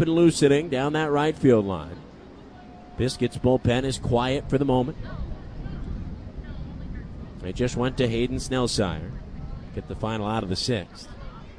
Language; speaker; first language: English; native; English